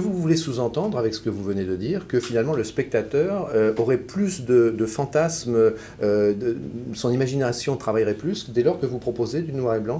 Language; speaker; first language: French; native; French